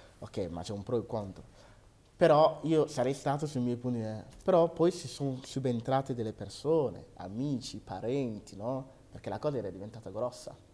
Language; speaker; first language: Italian; early bilingual, other home language; Akan